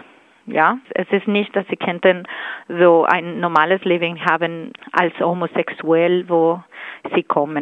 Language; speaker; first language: German; non-native, fluent; Spanish